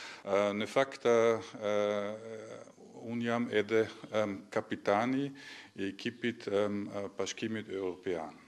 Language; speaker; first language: Albanian; non-native, learner; German